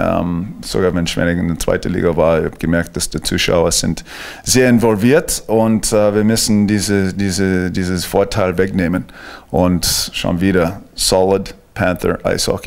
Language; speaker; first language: German; non-native, fluent; English